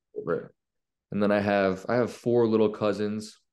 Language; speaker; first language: English; native; English